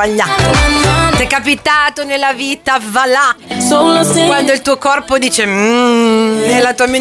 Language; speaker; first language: Italian; native; Italian